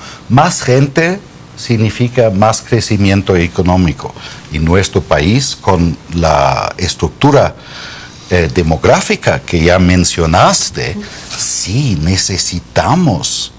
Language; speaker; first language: Spanish; non-native, fluent; German